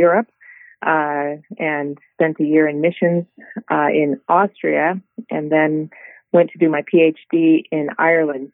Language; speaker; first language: English; native; English